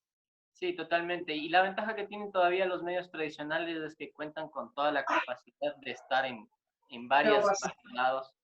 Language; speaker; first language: Spanish; native; Spanish